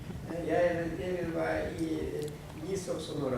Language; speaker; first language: Swedish; non-native, fluent; Russian